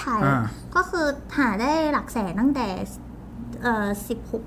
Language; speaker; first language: Thai; early bilingual, other home language; Korean